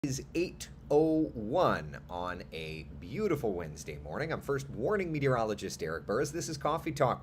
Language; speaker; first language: English; native; English